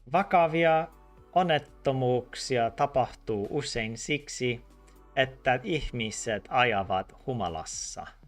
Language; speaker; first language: Finnish; non-native, learner; English